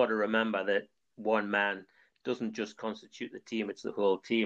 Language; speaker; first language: English; native; English